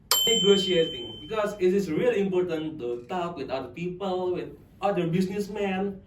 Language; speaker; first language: English; non-native, local second language; Indonesian